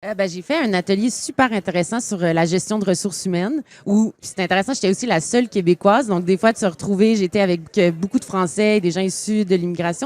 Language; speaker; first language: French; native; French